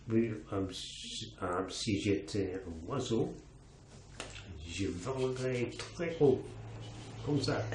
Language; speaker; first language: French; non-native, learner; English